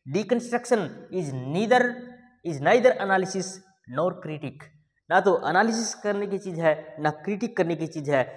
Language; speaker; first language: Hindi; native; Hindi